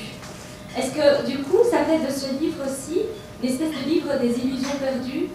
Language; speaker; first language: French; native; French